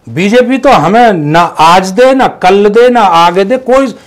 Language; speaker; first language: Hindi; native; Hindi